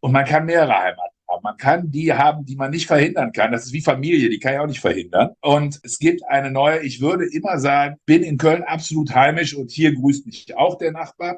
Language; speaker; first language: German; native; German